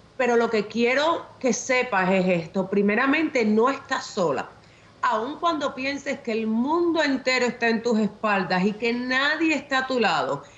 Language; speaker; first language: Spanish; native; Spanish